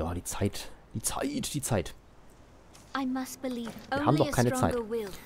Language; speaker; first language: German; native; German